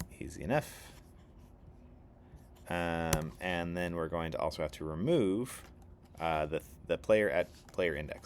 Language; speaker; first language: English; native; English